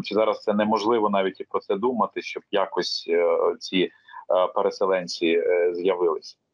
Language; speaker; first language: Ukrainian; native; Ukrainian